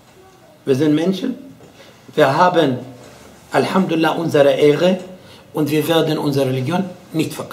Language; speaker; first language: German; non-native, fluent; Arabic